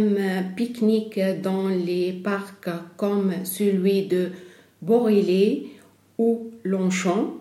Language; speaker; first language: French; non-native, learner; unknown